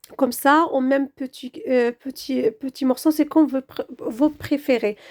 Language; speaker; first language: French; non-native, local second language; Arabic